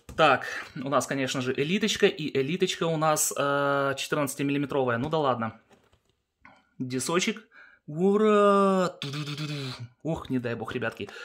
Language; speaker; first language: Russian; early bilingual, heritage; Russian